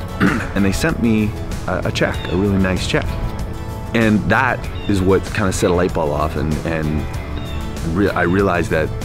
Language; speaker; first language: English; native; English